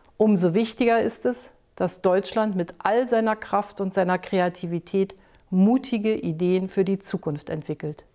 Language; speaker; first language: German; native; German